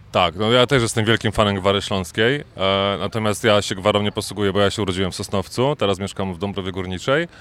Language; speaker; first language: Polish; native; Polish